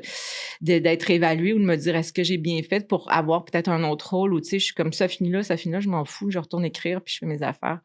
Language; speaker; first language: French; native; French